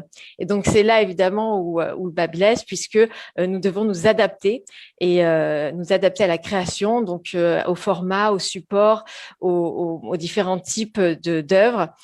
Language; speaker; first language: French; native; French